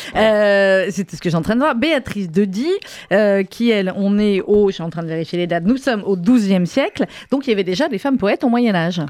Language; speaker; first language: French; native; French